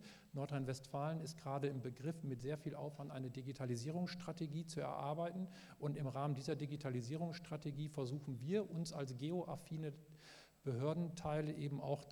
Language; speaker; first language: German; native; German